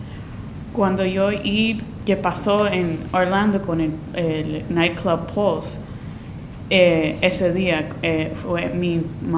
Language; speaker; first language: Spanish; early bilingual, heritage; Spanish